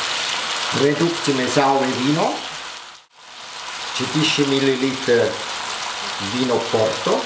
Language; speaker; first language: Polish; non-native, learner; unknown